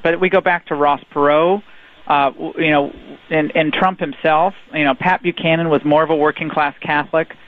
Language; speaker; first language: English; native; English